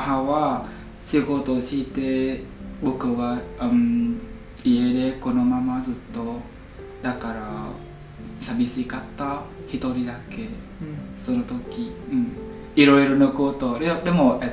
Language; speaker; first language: Japanese; non-native, learner; Vietnamese